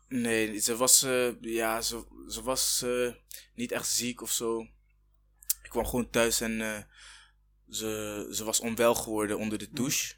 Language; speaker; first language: Dutch; early bilingual, other home language; Kinyarwanda